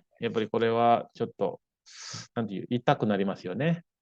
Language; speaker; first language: Japanese; non-native, fluent; Indonesian